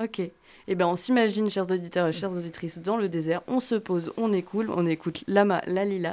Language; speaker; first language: French; native; French